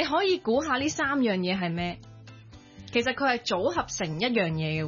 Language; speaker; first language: Cantonese; native; Cantonese